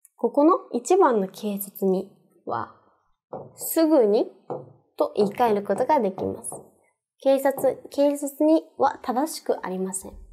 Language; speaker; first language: Japanese; native; Japanese